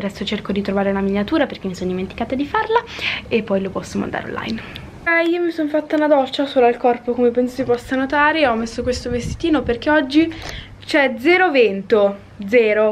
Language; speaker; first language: Italian; native; Italian